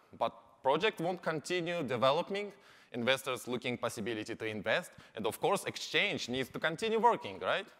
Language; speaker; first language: English; non-native, learner; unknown